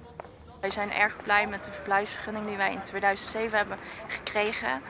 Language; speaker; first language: Dutch; early bilingual, other home language; Vietnamese